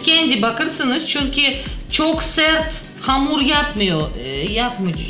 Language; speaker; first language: Turkish; non-native, learner; Russian